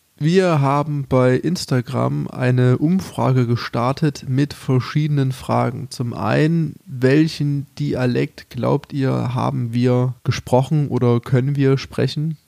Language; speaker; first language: German; native; German